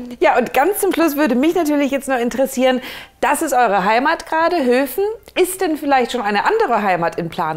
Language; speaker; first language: German; native; German